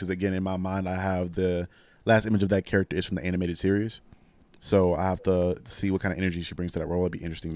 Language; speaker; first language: English; native; English